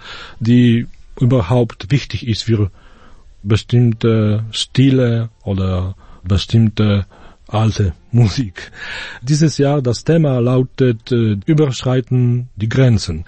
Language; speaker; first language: German; non-native, fluent; Polish